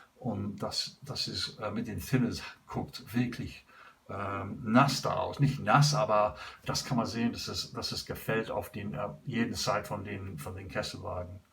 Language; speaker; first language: German; non-native, learner; English